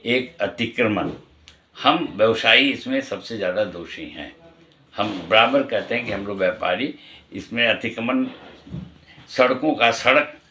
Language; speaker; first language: Hindi; native; Hindi